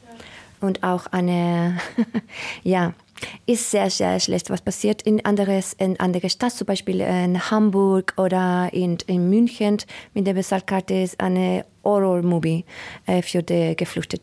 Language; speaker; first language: German; non-native, learner; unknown